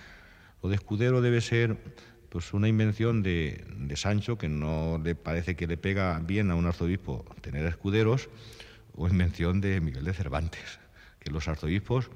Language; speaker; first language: Spanish; native; Spanish